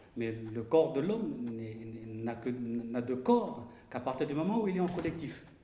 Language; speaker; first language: French; non-native, local second language; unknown